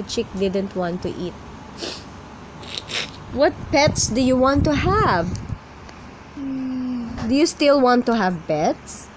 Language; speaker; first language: English; non-native, local second language; Filipino